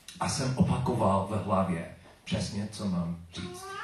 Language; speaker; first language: Czech; non-native, learner; English